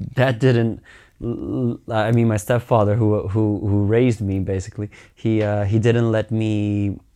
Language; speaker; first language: English; early bilingual, heritage; Finnish